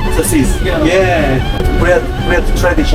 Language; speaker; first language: English; non-native, learner; Korean